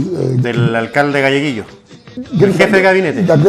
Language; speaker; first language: Spanish; native; Spanish